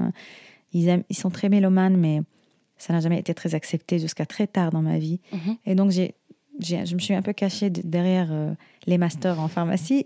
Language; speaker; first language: French; non-native, fluent; Arabic